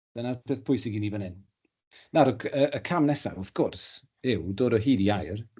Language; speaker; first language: Welsh; native; Welsh